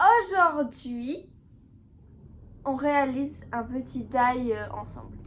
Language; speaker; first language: French; native; French